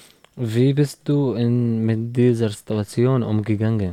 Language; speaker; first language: German; non-native, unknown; Arabic